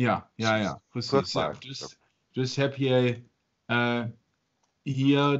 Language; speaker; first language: Dutch; non-native, learner; German